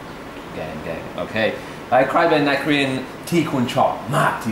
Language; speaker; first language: Thai; native; Thai